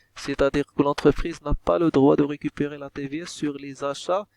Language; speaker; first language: French; non-native, local second language; Arabic